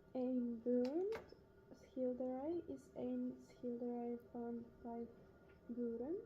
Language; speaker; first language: Dutch; non-native, learner; Ukrainian